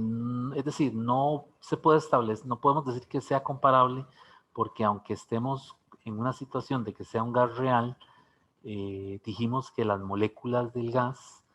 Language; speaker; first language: Spanish; native; Spanish